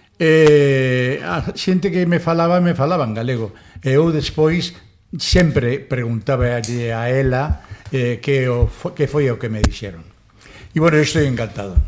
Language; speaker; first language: Galician; non-native, local second language; Spanish